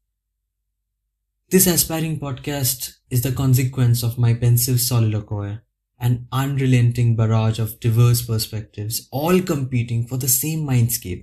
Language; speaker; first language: English; non-native, local second language; Hindi